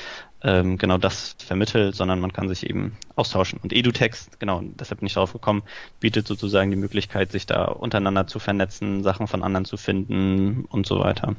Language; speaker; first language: German; native; German